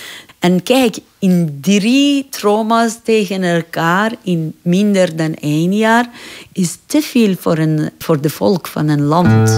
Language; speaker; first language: Dutch; non-native, fluent; Persian